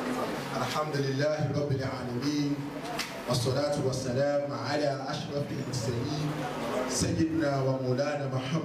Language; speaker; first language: Arabic; non-native, fluent; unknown